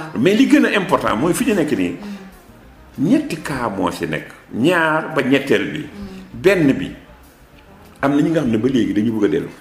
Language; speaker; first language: Wolof; non-native, local second language; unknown